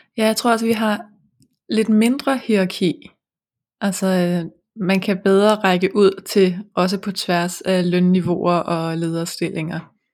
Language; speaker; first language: Danish; native; Danish